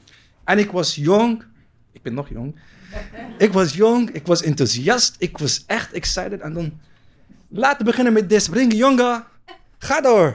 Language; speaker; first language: Dutch; non-native, learner; Arabic